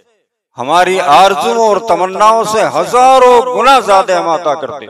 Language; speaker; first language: Urdu; native; Urdu